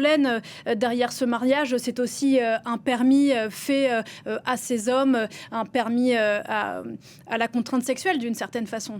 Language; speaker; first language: French; native; French